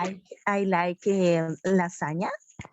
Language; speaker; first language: English; non-native, learner; Spanish